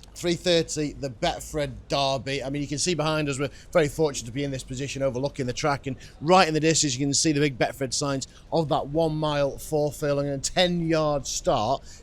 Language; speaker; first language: English; native; English